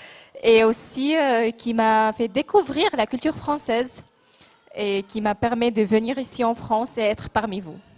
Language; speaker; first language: French; non-native, local second language; Arabic